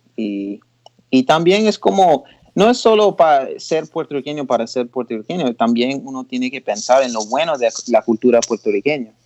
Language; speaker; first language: Spanish; early bilingual, heritage; Spanish